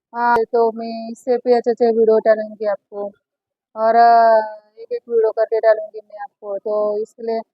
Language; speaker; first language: Hindi; non-native, local second language; Marathi